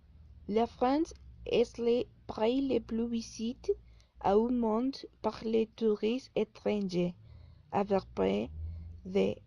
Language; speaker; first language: French; non-native, learner; Spanish